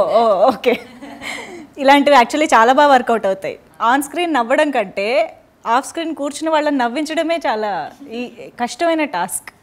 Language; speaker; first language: Telugu; native; Telugu